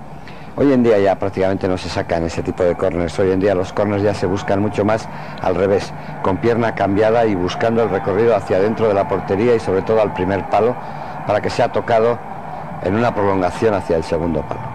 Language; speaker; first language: Spanish; native; Spanish